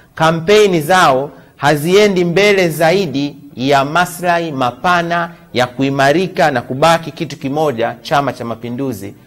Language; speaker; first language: Swahili; native; Swahili